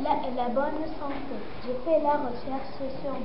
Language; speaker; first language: French; non-native, learner; Arabic